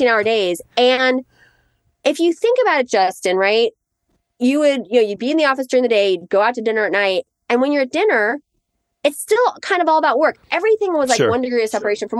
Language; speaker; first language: English; native; English